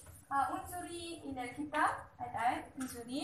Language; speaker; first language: Arabic; non-native, learner; Malay